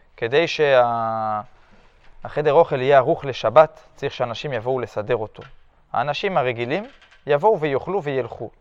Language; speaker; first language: Hebrew; early bilingual, other home language; French